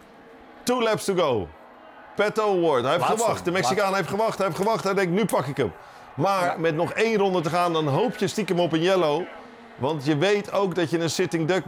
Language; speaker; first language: Dutch; native; Dutch